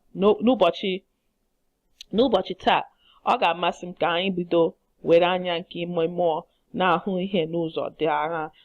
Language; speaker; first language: Igbo; non-native, learner; English